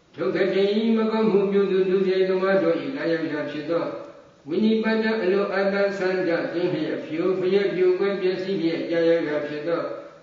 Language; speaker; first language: Burmese; native; Burmese